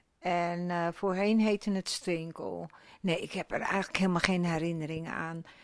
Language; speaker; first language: Dutch; early bilingual, other home language; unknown